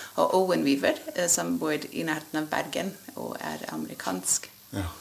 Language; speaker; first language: Norwegian; non-native, fluent; English